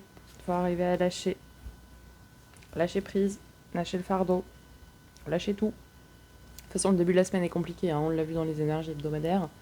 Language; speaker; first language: French; native; French